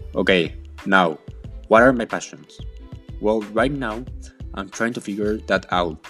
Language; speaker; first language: English; non-native, fluent; Spanish